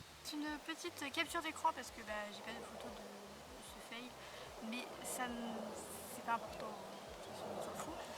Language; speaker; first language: French; native; French